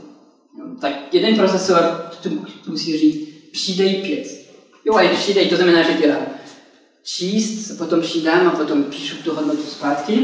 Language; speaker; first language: Czech; non-native, fluent; French